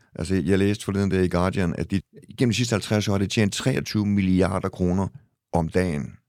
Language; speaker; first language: Danish; early bilingual, other home language; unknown